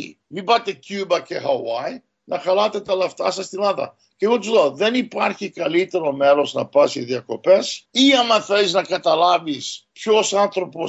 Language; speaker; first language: Greek; early bilingual, heritage; Greek